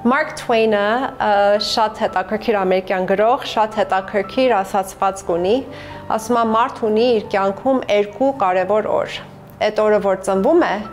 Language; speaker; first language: Armenian; early bilingual, heritage; Armenian